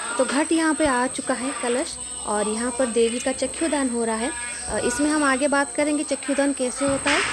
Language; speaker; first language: Hindi; non-native, local second language; Bangla